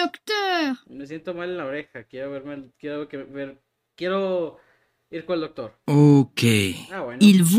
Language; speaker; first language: French; non-native, learner; Spanish